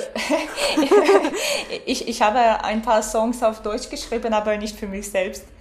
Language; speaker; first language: German; non-native, fluent; Russian